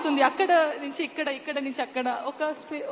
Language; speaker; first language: Telugu; non-native, learner; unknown